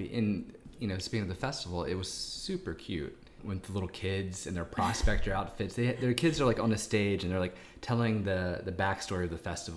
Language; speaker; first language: English; native; English